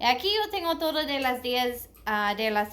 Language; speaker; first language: Spanish; non-native, learner; English